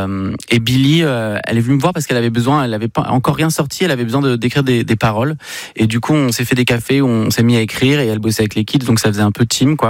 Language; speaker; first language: French; native; French